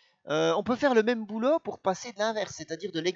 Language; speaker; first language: French; native; French